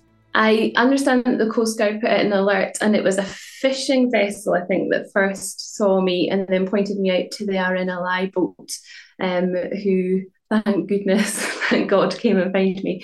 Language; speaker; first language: English; native; English